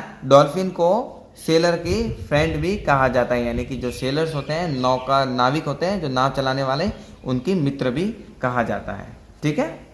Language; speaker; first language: Hindi; native; Hindi